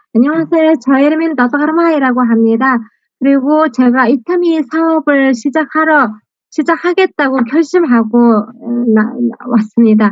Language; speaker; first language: Korean; non-native, fluent; Mongolian